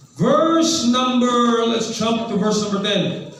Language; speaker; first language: English; non-native, local second language; Filipino